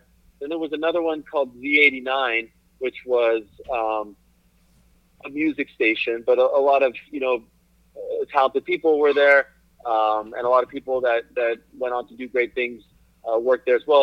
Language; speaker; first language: English; native; English